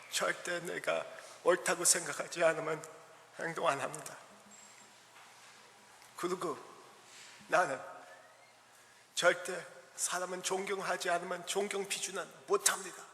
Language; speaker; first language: Korean; early bilingual, heritage; English